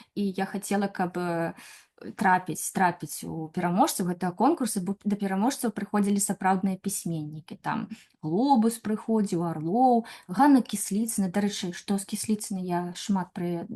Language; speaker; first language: Belarusian; non-native, local second language; Russian